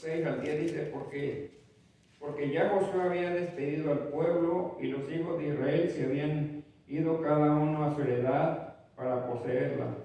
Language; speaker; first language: Spanish; native; Spanish